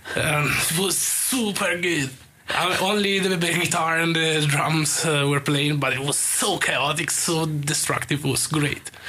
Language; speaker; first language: English; non-native, fluent; Italian